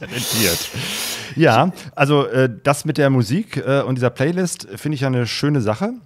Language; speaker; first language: German; native; German